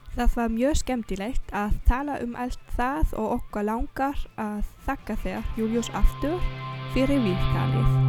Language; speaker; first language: Icelandic; non-native, learner; German